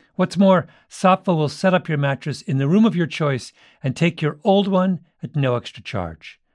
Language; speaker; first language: English; native; English